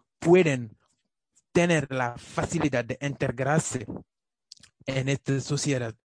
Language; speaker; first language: Spanish; non-native, learner; Wolof